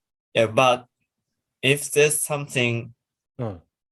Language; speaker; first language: English; non-native, learner; Japanese